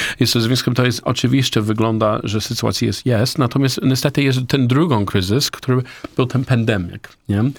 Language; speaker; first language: Polish; non-native, learner; English